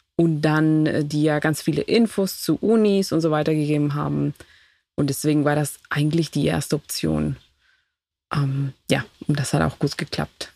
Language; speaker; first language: German; non-native, fluent; Spanish